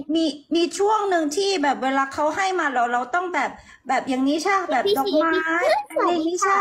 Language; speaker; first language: Thai; non-native, fluent; Korean